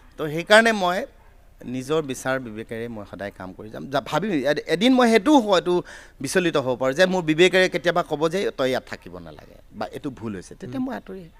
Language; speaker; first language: Assamese; native; Assamese